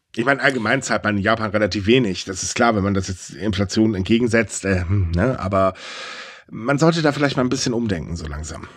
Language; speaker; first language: German; native; German